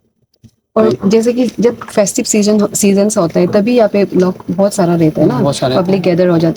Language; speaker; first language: Hindi; non-native, local second language; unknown